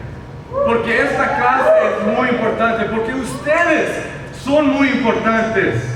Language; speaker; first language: Spanish; early bilingual, heritage; Spanish